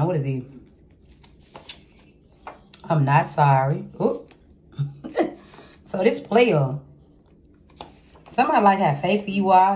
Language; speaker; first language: English; native; English